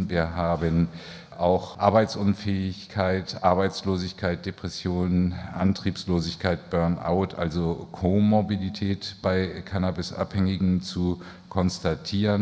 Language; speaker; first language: German; native; German